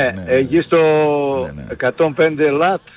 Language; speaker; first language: Greek; native; Greek